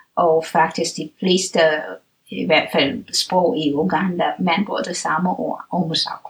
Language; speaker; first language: Danish; non-native, fluent; English